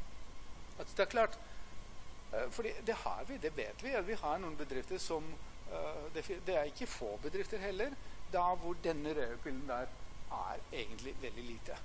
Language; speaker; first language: Norwegian; non-native, fluent; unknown